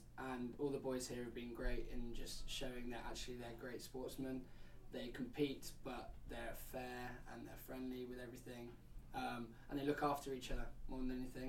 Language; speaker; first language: English; native; English